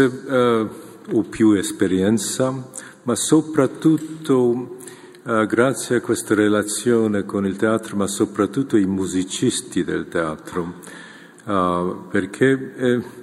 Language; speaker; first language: Italian; non-native, fluent; Korean